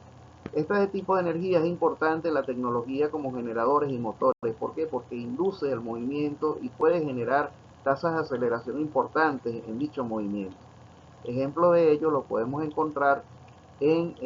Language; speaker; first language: Spanish; native; Spanish